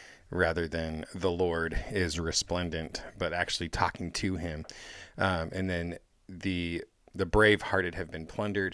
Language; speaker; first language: English; native; English